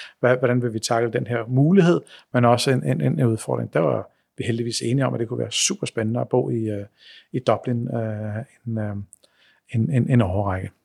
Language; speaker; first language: Danish; native; Danish